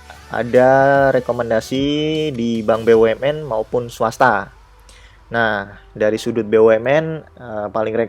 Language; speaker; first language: Indonesian; native; Indonesian